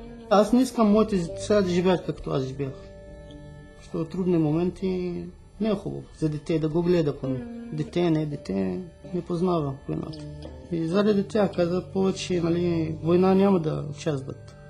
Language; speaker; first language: Bulgarian; non-native, fluent; Arabic